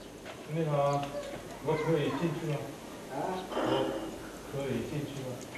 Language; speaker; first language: Chinese; non-native, learner; Korean